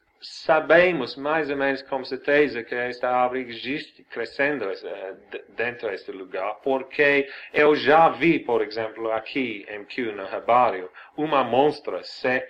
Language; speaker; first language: Portuguese; non-native, fluent; English